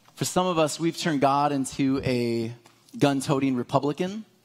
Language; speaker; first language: English; native; English